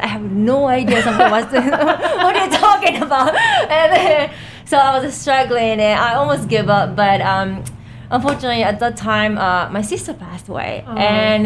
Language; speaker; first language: English; non-native, fluent; Japanese